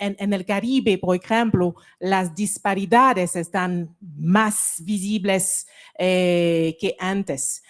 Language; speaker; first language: Spanish; non-native, fluent; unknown